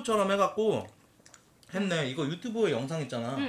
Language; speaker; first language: Korean; native; Korean